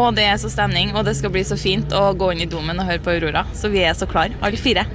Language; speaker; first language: Norwegian; native; Norwegian